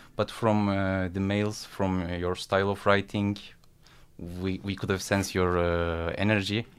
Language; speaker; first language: English; non-native, fluent; Turkish